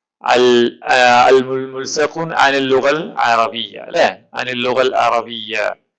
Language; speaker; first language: Arabic; non-native, fluent; Malayalam